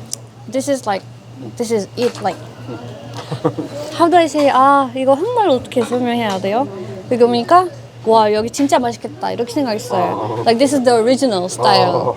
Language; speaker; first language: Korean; non-native, learner; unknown